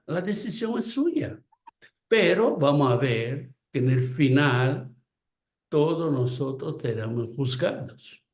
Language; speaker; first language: Spanish; non-native, fluent; Portuguese